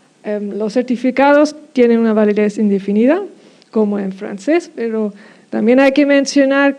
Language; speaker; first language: Spanish; non-native, fluent; German